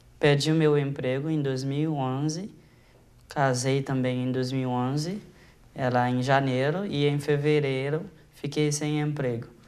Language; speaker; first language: Portuguese; non-native, fluent; Haitian Creole